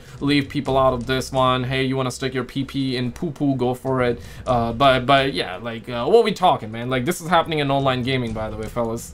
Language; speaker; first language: English; native; English